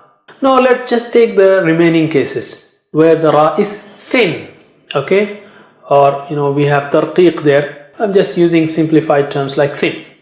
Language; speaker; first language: English; non-native, fluent; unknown